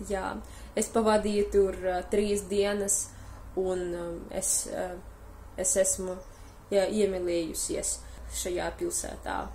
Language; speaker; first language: Latvian; non-native, fluent; Russian